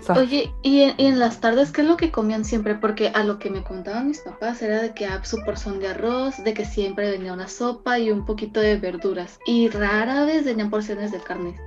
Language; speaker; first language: Spanish; native; Spanish